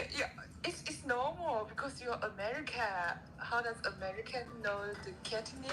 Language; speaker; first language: English; non-native, learner; Chinese